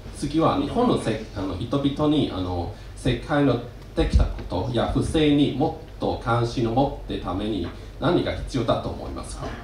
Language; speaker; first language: Japanese; non-native, fluent; Cantonese